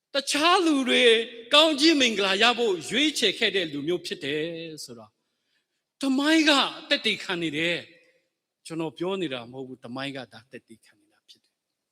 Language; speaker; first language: Burmese; non-native, local second language; S'gaw Karen